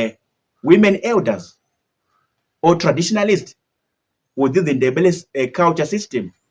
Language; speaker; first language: English; non-native, local second language; Shona